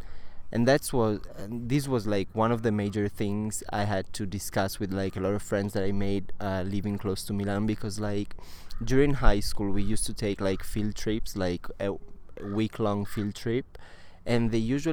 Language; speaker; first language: English; non-native, fluent; Italian